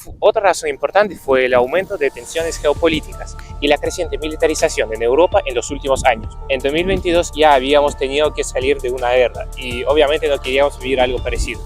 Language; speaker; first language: Spanish; non-native, fluent; Ukrainian